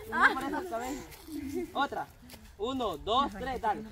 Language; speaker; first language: Spanish; native; Spanish